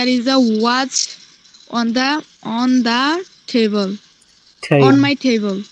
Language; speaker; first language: English; non-native, learner; Bangla